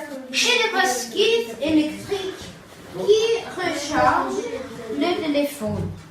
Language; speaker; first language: French; non-native, fluent; Russian